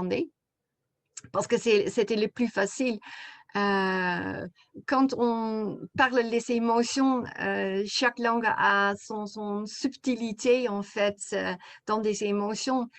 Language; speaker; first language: French; non-native, fluent; Dutch